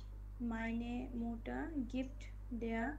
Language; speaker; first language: German; non-native, learner; Bangla